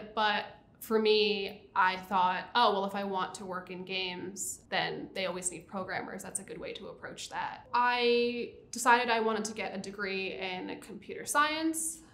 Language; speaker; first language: English; native; English